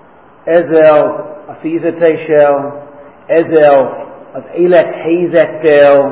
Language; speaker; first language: Hungarian; non-native, fluent; English